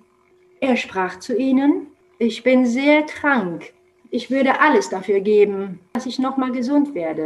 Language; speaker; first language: German; non-native, fluent; Romanian